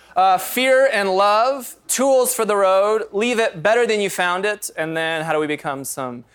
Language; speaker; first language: English; native; English